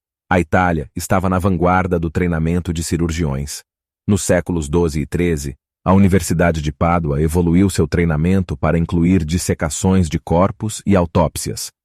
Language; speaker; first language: Portuguese; native; Portuguese